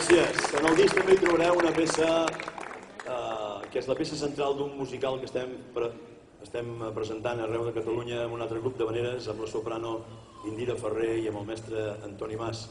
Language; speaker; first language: Catalan; native; Catalan